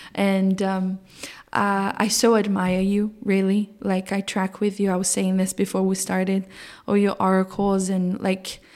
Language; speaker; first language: English; non-native, fluent; Portuguese